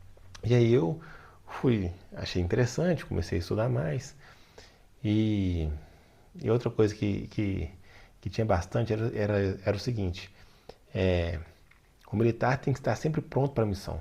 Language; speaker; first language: Portuguese; native; Portuguese